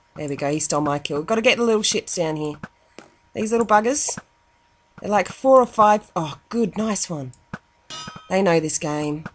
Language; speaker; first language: English; native; English